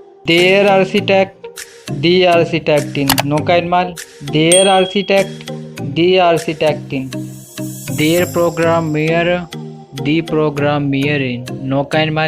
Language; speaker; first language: German; non-native, learner; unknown